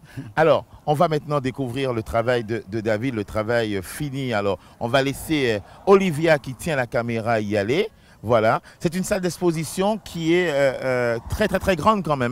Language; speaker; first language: French; native; French